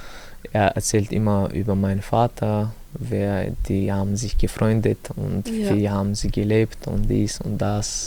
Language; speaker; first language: German; non-native, learner; Chechen